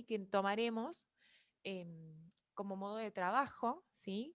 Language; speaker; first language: Spanish; native; Spanish